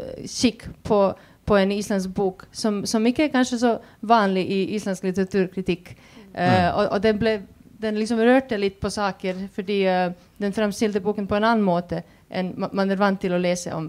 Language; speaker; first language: Swedish; non-native, fluent; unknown